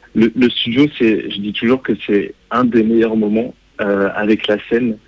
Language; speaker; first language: French; native; French